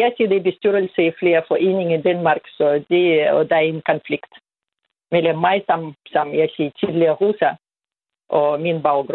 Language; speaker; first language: Danish; non-native, fluent; Russian